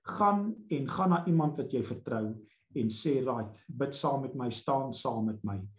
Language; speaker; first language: Afrikaans; native; Afrikaans